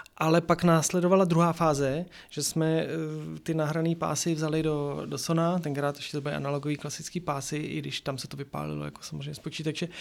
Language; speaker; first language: Czech; native; Czech